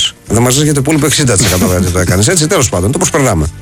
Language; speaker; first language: Greek; native; Greek